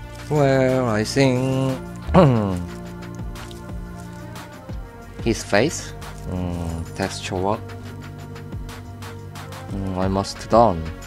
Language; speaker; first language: English; non-native, learner; Korean